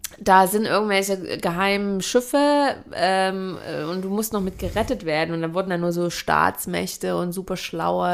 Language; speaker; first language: German; native; German